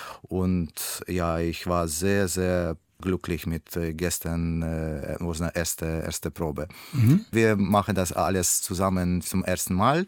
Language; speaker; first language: German; non-native, fluent; Russian